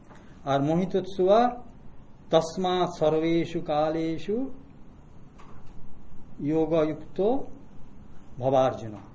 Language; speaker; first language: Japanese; non-native, fluent; Bangla